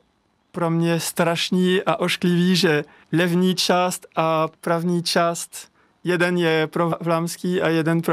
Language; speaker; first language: Czech; non-native, learner; French